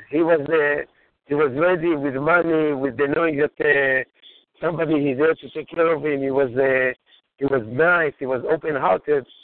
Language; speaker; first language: English; non-native, fluent; Hebrew